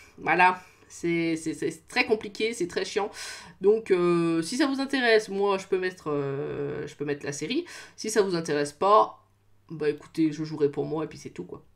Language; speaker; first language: French; native; French